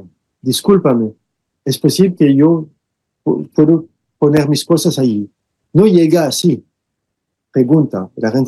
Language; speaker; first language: Spanish; non-native, fluent; French